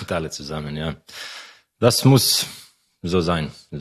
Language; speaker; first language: German; non-native, learner; Croatian